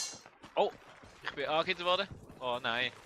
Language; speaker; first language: German; native; German